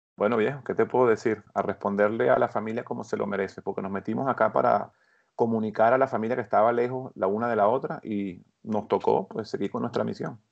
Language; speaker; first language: Spanish; native; Spanish